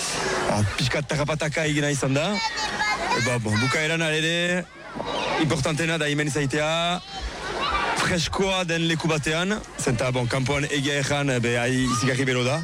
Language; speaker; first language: Basque; native; Basque